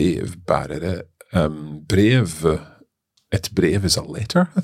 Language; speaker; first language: Swedish; non-native, learner; English